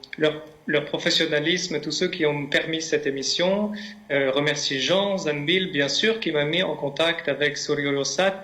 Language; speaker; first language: French; native; French